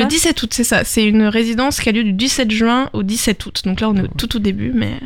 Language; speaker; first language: French; native; French